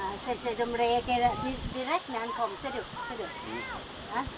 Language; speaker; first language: Swedish; non-native, learner; Thai